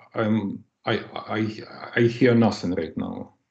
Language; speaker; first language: English; non-native, fluent; Russian